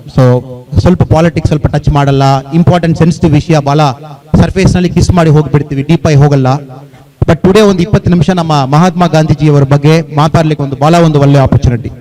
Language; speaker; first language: Kannada; non-native, local second language; Tamil